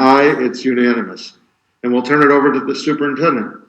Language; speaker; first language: English; native; English